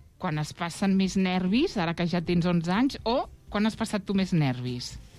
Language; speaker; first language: Catalan; native; Catalan